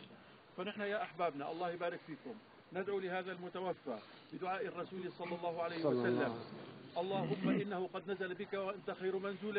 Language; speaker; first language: Arabic; native; Arabic